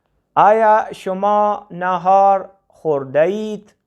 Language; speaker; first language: Persian; non-native, fluent; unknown